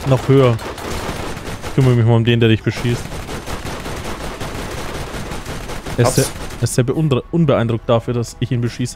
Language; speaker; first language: German; native; German